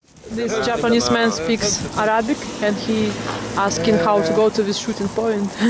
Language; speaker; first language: English; non-native, learner; Russian